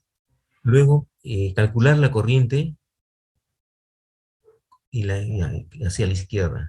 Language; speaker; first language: Spanish; native; Spanish